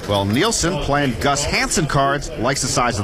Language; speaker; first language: English; native; English